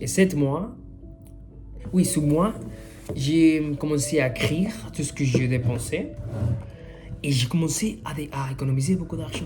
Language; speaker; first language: French; non-native, fluent; Spanish